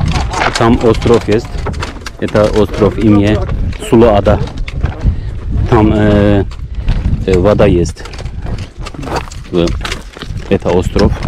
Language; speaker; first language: Russian; non-native, learner; Turkish